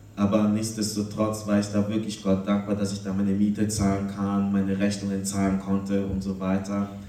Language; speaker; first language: German; early bilingual, other home language; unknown